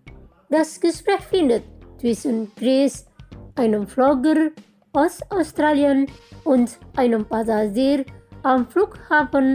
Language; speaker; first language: German; non-native, fluent; Indonesian